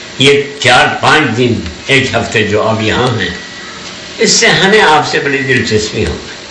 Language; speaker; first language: Urdu; non-native, local second language; Balti